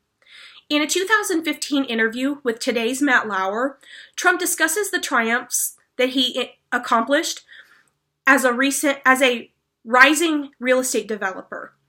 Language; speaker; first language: English; native; English